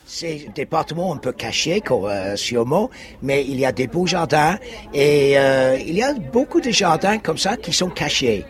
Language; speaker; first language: French; non-native, fluent; English